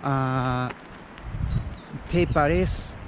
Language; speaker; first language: Spanish; non-native, learner; English